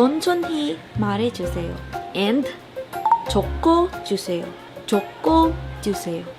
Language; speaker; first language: Korean; non-native, learner; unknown